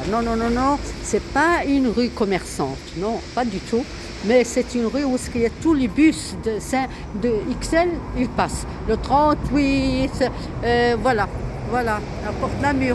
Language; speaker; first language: French; non-native, local second language; Arabic